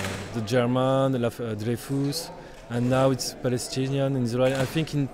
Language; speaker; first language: English; non-native, learner; French